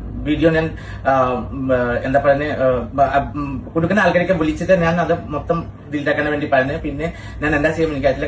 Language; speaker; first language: Malayalam; non-native, fluent; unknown